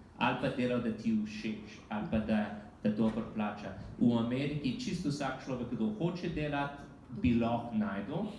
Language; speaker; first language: Slovenian; non-native, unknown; English